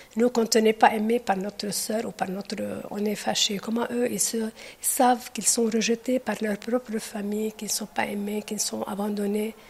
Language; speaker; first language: French; non-native, local second language; Arabic